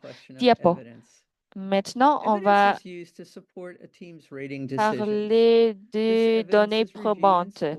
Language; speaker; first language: French; non-native, fluent; English